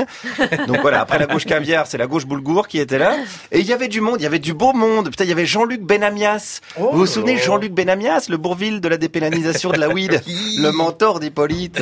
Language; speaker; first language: French; native; French